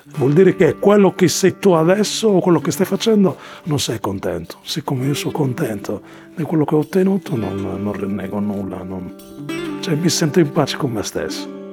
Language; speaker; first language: Italian; non-native, fluent; Arabic